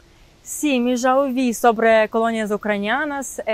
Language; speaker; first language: Portuguese; non-native, fluent; Ukrainian